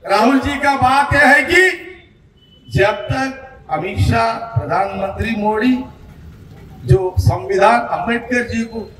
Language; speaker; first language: Hindi; non-native, local second language; Telugu